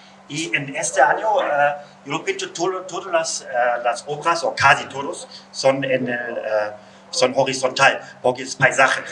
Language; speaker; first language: Spanish; non-native, learner; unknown